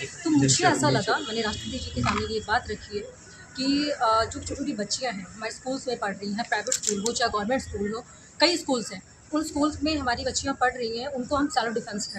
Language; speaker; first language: Hindi; native; Hindi